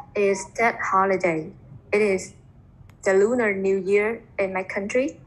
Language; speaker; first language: English; non-native, learner; Vietnamese